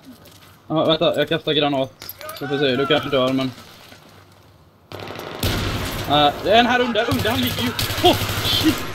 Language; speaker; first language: Swedish; native; Swedish